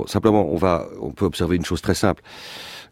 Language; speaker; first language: French; native; French